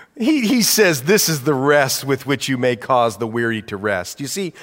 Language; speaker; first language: English; native; English